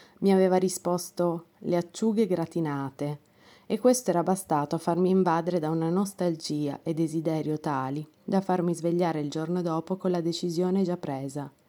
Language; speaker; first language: Italian; non-native, fluent; Romanian